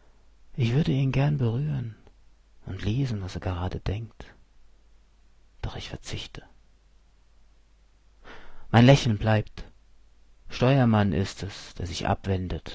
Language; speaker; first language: German; native; German